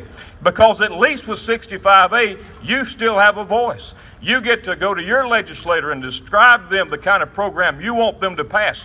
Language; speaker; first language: English; native; English